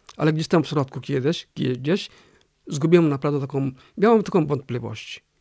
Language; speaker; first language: Polish; non-native, fluent; Somali